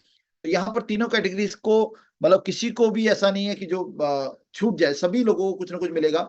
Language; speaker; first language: Hindi; native; Hindi